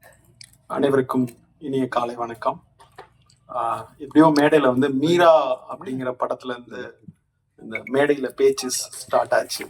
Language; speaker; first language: Tamil; native; Tamil